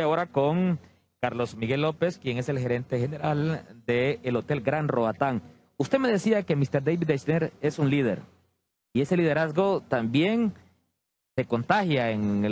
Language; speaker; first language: Spanish; native; Spanish